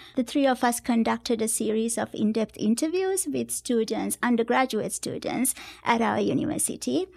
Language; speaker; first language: English; non-native, local second language; Sinhala